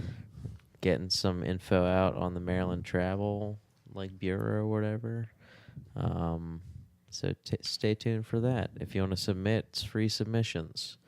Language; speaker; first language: English; native; English